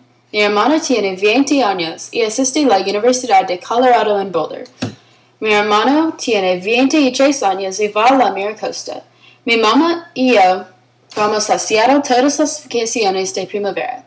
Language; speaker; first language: Spanish; non-native, learner; English